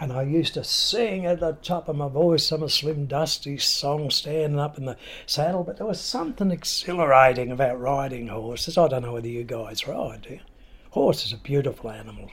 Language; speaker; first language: English; native; English